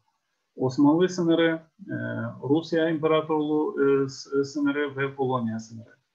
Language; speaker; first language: Turkish; non-native, fluent; Ukrainian